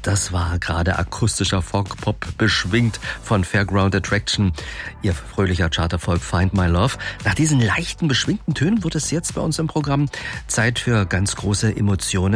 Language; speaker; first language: German; native; German